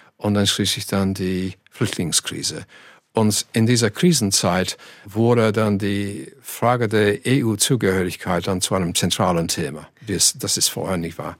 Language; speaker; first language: German; non-native, fluent; English